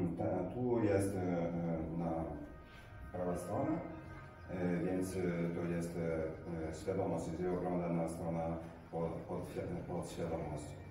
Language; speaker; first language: Polish; non-native, learner; Italian